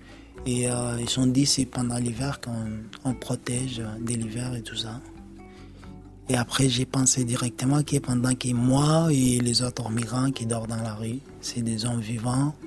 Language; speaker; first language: French; non-native, learner; Arabic